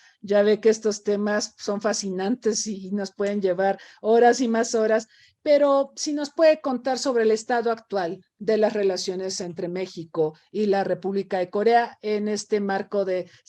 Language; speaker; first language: Spanish; native; Spanish